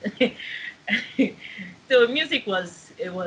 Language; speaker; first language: English; non-native, local second language; Igbo